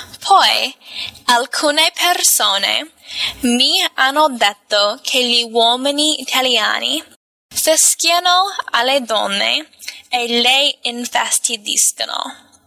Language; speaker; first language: Italian; non-native, fluent; English